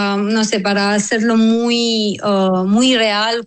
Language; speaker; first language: Spanish; non-native, fluent; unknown